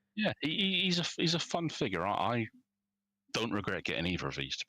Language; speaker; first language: English; native; English